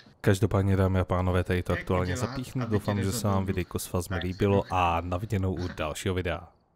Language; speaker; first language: Czech; native; Czech